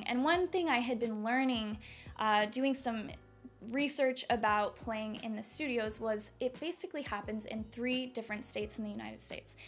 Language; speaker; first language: English; native; English